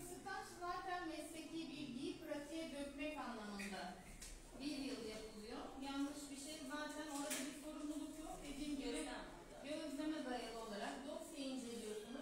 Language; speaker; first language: Turkish; native; Turkish